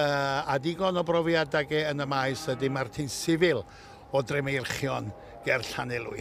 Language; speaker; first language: Welsh; native; Welsh